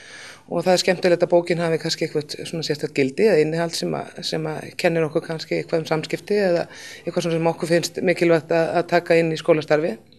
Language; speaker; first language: Icelandic; native; Icelandic